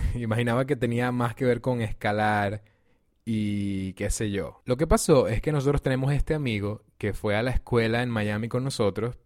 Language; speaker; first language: Spanish; native; Spanish